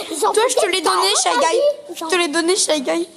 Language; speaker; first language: French; native; French